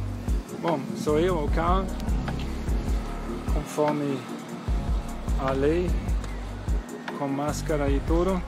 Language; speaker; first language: Portuguese; non-native, fluent; German